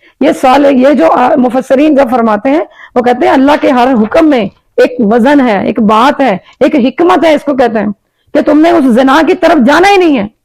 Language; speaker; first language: Urdu; native; Urdu